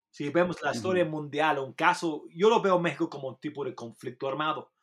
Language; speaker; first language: Spanish; non-native, fluent; English